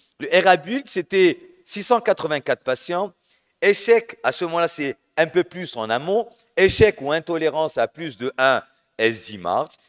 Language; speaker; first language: French; non-native, local second language; Arabic